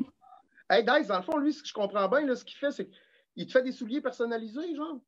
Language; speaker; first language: French; native; French